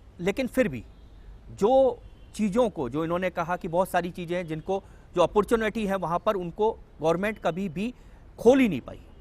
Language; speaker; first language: Hindi; native; Hindi